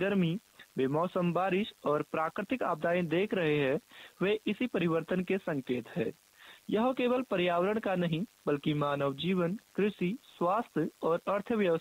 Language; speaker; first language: Hindi; native; Hindi